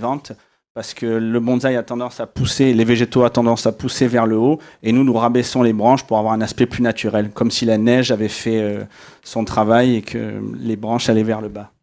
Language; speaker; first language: French; native; French